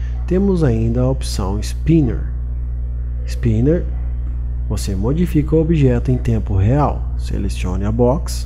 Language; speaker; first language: Portuguese; native; Portuguese